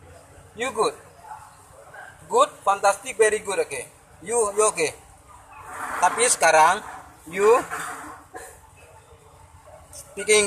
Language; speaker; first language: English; non-native, learner; Achinese